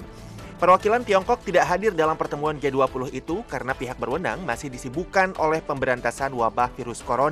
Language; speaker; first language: Indonesian; native; Indonesian